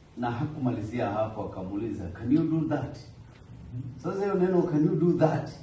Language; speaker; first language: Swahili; non-native, local second language; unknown